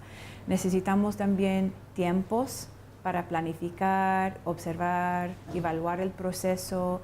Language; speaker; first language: Spanish; non-native, fluent; English